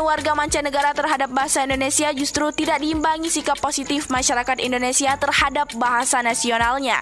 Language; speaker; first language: Indonesian; native; Indonesian